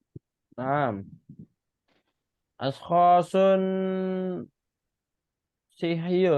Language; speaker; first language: Arabic; non-native, fluent; Indonesian